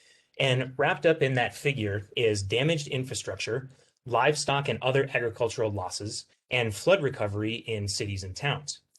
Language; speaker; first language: English; native; English